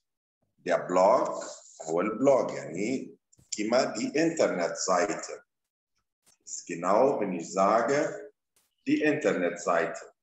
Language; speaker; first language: German; non-native, fluent; Arabic